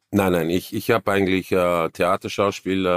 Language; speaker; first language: German; non-native, fluent; Croatian